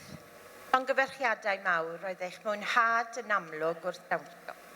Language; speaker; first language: Welsh; native; Welsh